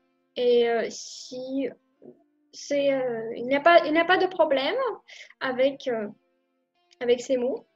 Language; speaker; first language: French; non-native, fluent; Russian